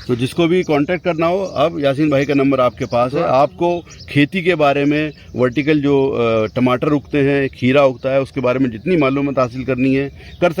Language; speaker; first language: Hindi; native; Hindi